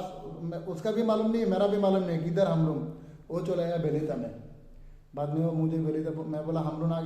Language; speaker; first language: Hindi; non-native, learner; Bangla